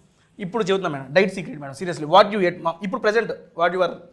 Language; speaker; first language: Telugu; native; Telugu